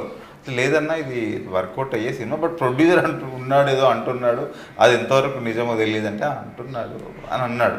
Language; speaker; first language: Telugu; native; Telugu